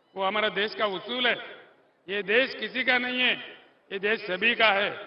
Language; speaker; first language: Hindi; non-native, local second language; Telugu